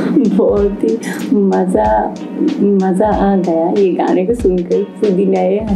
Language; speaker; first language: Hindi; non-native, fluent; Bangla